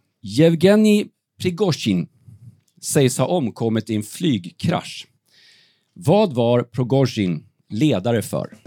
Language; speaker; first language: Swedish; native; Swedish